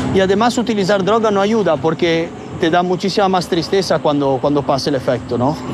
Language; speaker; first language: Spanish; non-native, fluent; Italian